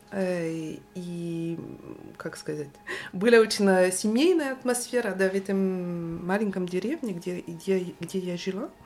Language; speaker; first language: Russian; non-native, fluent; French